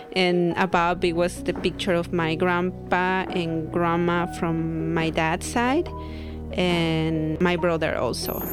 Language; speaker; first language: English; non-native, fluent; Spanish